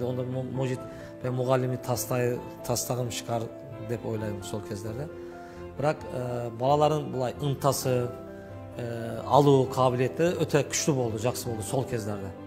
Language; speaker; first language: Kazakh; non-native, learner; Turkish